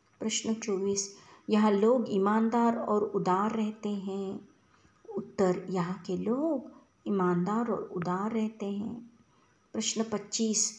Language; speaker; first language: Hindi; non-native, local second language; Kannada